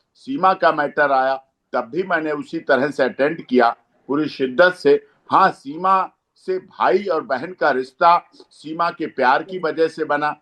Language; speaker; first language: Hindi; native; Hindi